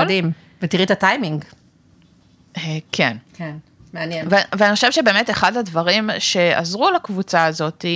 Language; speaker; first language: Hebrew; native; Hebrew